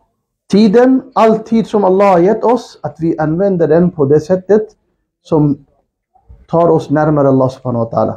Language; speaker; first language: Swedish; non-native, fluent; Urdu